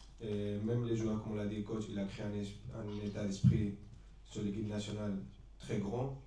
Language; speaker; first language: French; non-native, fluent; Spanish